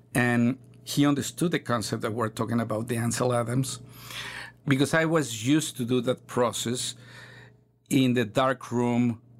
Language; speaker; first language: English; non-native, fluent; Spanish